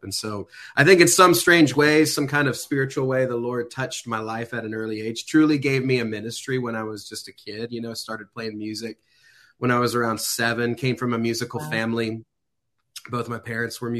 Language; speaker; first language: English; native; English